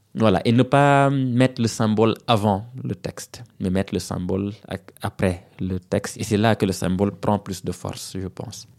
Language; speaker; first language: French; non-native, local second language; Serer